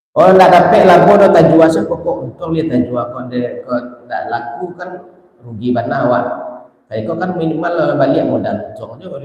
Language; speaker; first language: Malay; non-native, local second language; Minangkabau